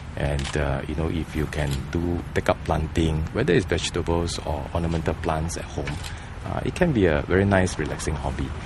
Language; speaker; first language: English; non-native, local second language; Chinese